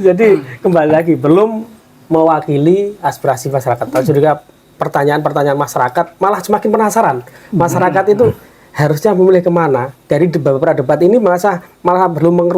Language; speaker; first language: Indonesian; non-native, local second language; Javanese